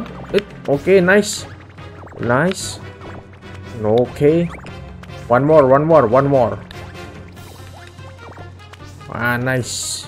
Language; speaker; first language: English; non-native, learner; Indonesian